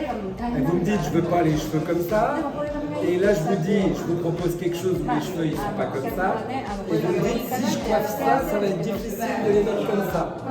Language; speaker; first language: French; native; French